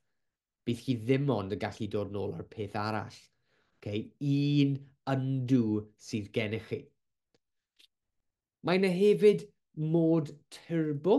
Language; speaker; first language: Welsh; non-native, local second language; English